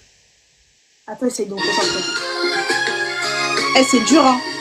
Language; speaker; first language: French; native; French